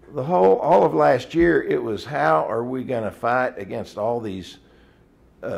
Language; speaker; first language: English; native; English